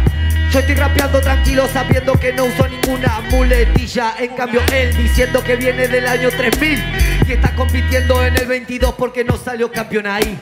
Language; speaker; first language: Spanish; native; Spanish